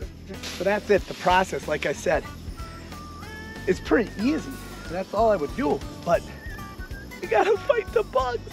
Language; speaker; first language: English; native; English